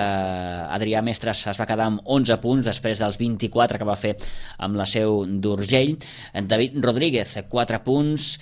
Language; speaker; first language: Catalan; native; Catalan